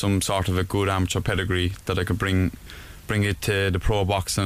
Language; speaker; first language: English; native; English